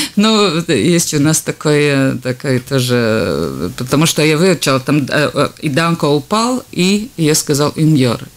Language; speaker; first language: Russian; non-native, local second language; Latvian